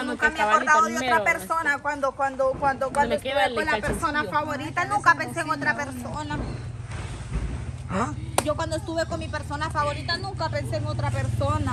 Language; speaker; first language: Spanish; native; Spanish